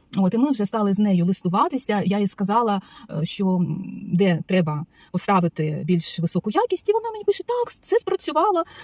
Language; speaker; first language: Ukrainian; non-native, local second language; Russian